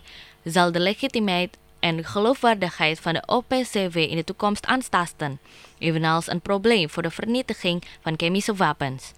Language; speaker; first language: Dutch; non-native, fluent; Indonesian